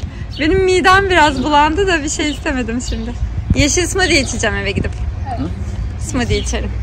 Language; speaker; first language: Turkish; native; Turkish